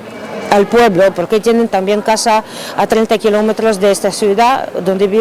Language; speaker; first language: Spanish; non-native, fluent; Ukrainian